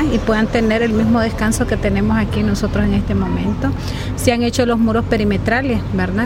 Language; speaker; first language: Spanish; native; Spanish